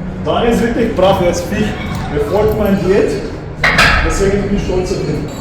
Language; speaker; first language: German; non-native, fluent; Bulgarian